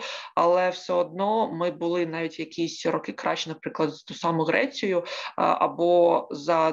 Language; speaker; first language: Ukrainian; native; Ukrainian